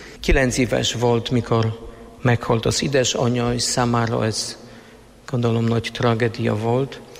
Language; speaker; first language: Hungarian; non-native, fluent; Polish